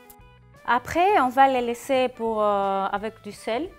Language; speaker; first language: French; non-native, learner; Greek